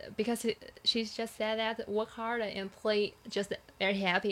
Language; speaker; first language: English; non-native, learner; Chinese